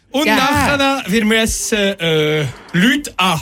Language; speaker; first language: German; non-native, learner; French